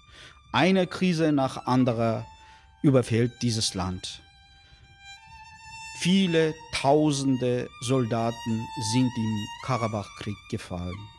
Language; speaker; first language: German; non-native, fluent; Armenian